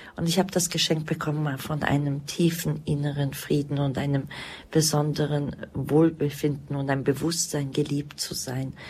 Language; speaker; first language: German; early bilingual, other home language; Croatian